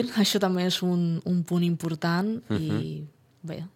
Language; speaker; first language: Catalan; non-native, fluent; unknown